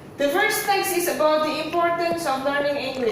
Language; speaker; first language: English; non-native, local second language; Indonesian